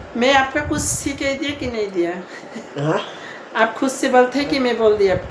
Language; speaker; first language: Hindi; non-native, learner; Bangla